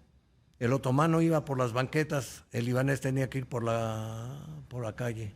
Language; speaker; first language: Spanish; native; Spanish